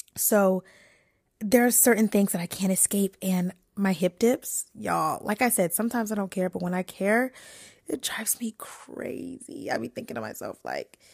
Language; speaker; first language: English; native; English